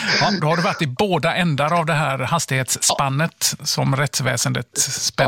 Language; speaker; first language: Swedish; native; Swedish